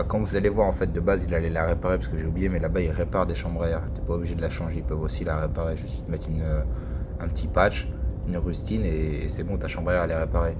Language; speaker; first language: French; native; French